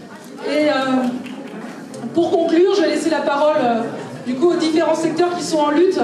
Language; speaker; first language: French; native; French